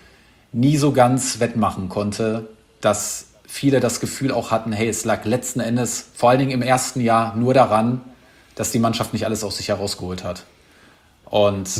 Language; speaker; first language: German; native; German